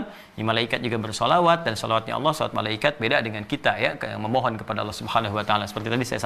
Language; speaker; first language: Indonesian; native; Indonesian